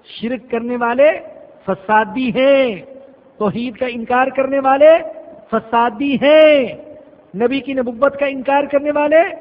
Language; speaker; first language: Urdu; non-native, local second language; Punjabi